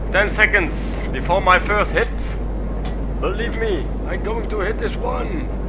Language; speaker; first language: English; non-native, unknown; Dutch